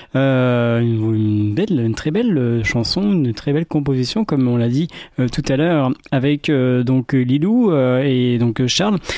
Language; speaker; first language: French; native; French